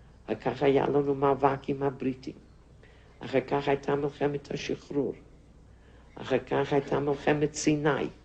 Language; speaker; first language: Hebrew; non-native, fluent; Yiddish